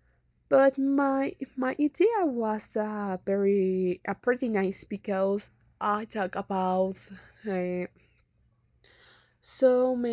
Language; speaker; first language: English; non-native, learner; Spanish